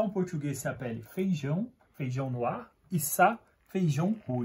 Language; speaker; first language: French; non-native, learner; Portuguese